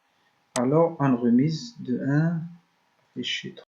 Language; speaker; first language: French; non-native, learner; Arabic